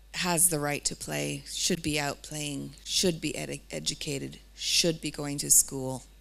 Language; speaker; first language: English; native; English